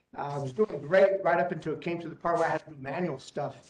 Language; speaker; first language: English; native; English